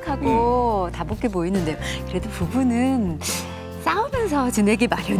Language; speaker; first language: Korean; native; Korean